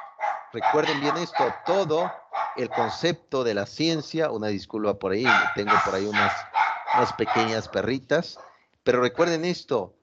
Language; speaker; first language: Spanish; native; Spanish